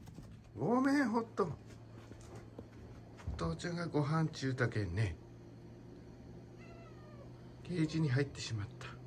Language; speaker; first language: Japanese; native; Japanese